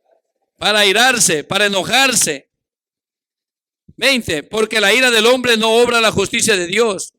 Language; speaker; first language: Spanish; native; Spanish